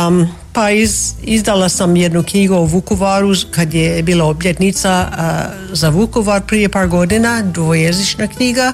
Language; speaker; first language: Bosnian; non-native, fluent; English